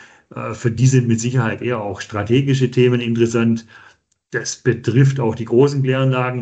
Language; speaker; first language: German; native; German